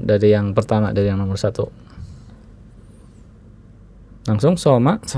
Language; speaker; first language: Indonesian; native; Indonesian